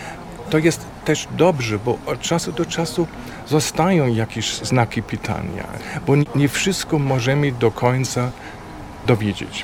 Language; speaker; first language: Polish; non-native, fluent; German